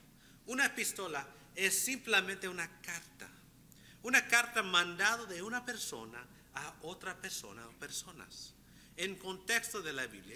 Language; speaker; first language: Spanish; non-native, fluent; English